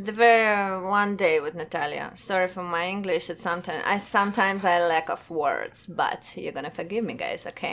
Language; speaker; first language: English; non-native, fluent; Russian